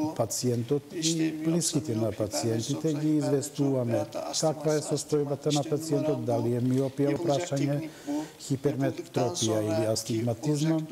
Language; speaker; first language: Macedonian; non-native, local second language; Turkish